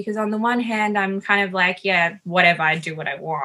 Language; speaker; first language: English; native; English